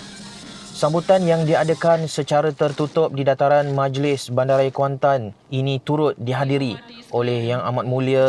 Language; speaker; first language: Malay; native; Malay